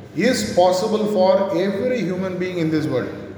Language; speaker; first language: English; non-native, local second language; Tamil